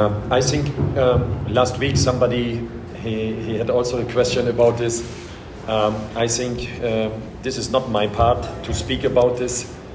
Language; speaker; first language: English; non-native, fluent; German